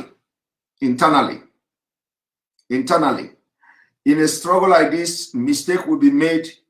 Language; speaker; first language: English; non-native, local second language; Igbo